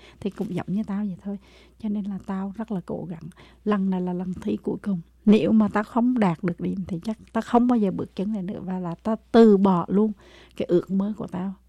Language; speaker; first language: Vietnamese; native; Vietnamese